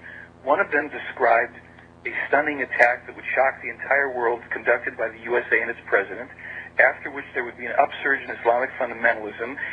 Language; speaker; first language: English; native; English